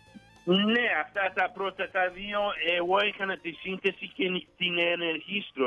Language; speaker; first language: Greek; early bilingual, heritage; Greek